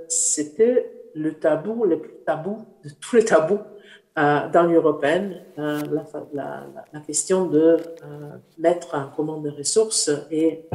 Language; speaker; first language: French; non-native, fluent; Italian